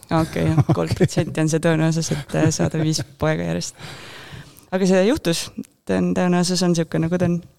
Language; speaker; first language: Estonian; native; Estonian